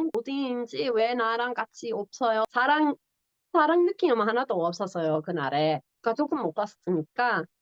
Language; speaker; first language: Korean; non-native, learner; English